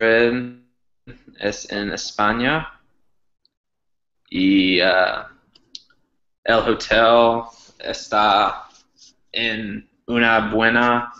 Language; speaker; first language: Spanish; non-native, learner; English